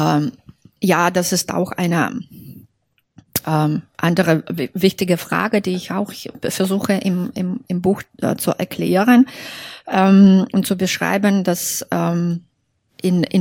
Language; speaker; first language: German; non-native, fluent; Russian